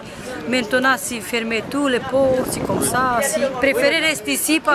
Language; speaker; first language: French; non-native, learner; Romanian